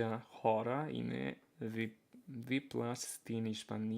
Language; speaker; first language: Greek; non-native, learner; English